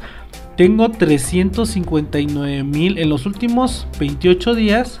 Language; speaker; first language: Spanish; native; Spanish